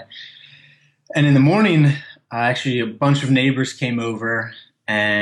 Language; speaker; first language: English; native; English